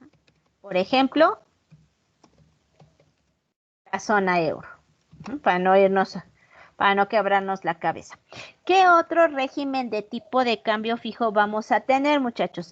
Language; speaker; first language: Spanish; native; Spanish